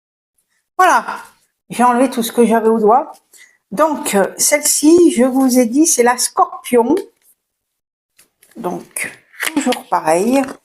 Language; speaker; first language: French; native; French